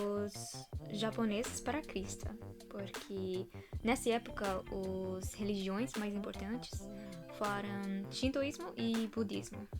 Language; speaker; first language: Portuguese; non-native, fluent; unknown